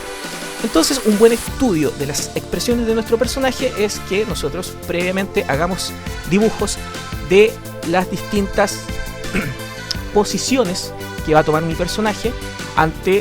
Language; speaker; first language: Spanish; native; Spanish